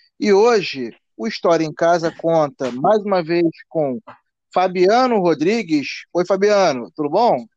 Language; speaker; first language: Portuguese; native; Portuguese